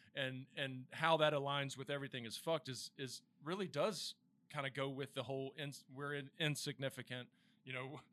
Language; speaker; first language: English; native; English